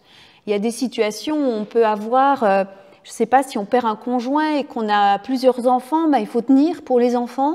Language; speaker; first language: French; native; French